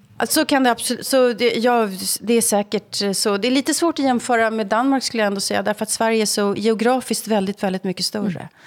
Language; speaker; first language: Swedish; native; Swedish